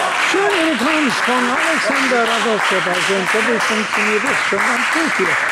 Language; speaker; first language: German; native; German